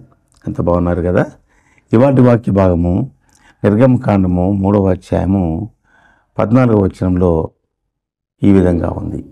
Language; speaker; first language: Telugu; native; Telugu